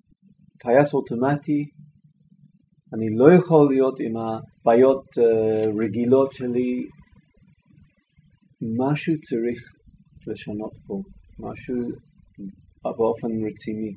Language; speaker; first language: Hebrew; non-native, fluent; English